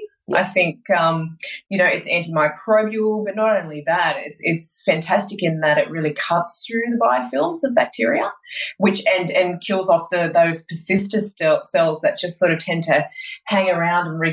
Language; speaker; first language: English; native; English